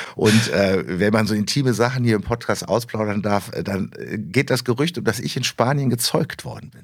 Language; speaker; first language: German; native; German